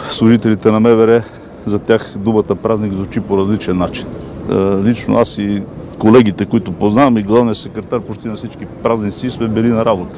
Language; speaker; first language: Bulgarian; native; Bulgarian